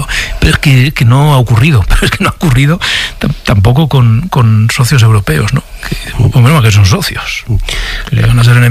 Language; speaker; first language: Spanish; native; Spanish